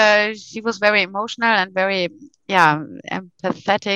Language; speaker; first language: English; non-native, fluent; German